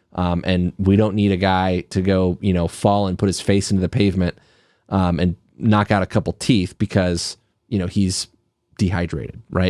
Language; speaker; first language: English; native; English